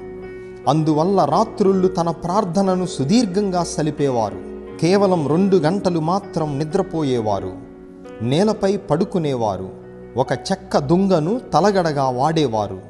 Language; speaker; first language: Telugu; native; Telugu